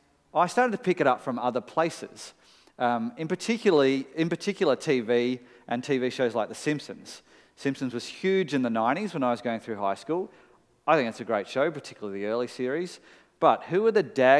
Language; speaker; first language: English; native; English